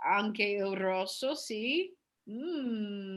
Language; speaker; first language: Italian; non-native, fluent; English